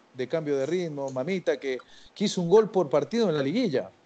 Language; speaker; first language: Spanish; native; Spanish